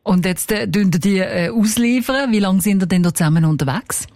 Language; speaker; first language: German; native; German